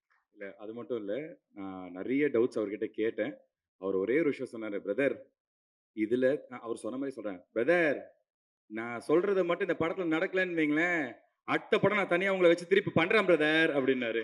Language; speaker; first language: Tamil; native; Tamil